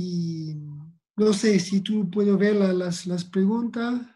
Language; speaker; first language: Spanish; non-native, fluent; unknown